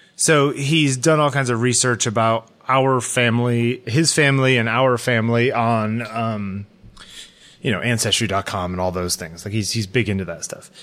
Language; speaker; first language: English; early bilingual, other home language; Ukrainian